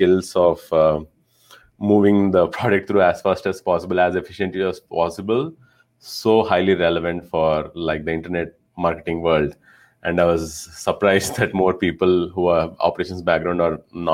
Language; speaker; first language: English; non-native, local second language; Telugu